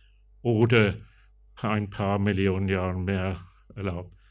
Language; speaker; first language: German; non-native, fluent; English